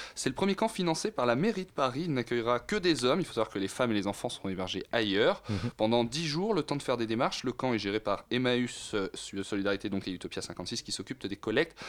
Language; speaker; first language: French; native; French